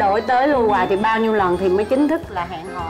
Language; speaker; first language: Vietnamese; native; Vietnamese